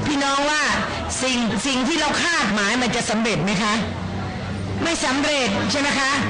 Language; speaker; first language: Thai; native; Thai